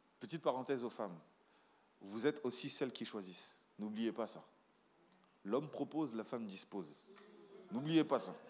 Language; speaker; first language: French; native; French